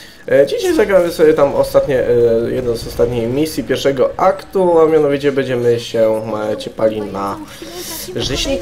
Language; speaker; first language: Polish; native; Polish